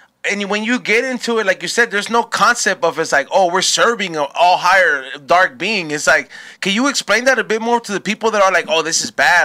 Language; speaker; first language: English; early bilingual, other home language; Spanish